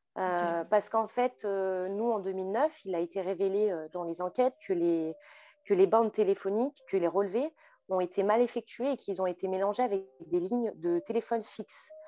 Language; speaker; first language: French; native; French